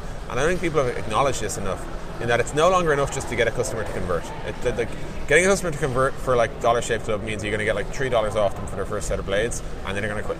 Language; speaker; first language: English; native; English